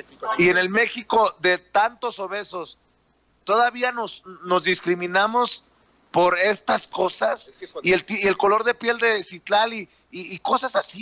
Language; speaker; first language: Spanish; native; Spanish